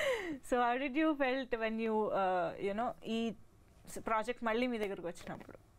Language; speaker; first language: Telugu; native; Telugu